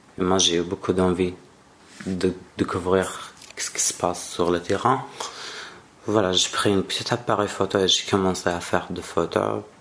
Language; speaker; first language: French; non-native, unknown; Arabic